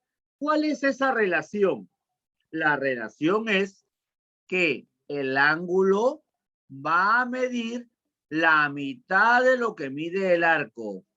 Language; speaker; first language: Spanish; native; Spanish